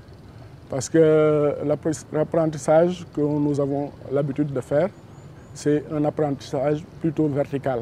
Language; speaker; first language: French; non-native, local second language; Wolof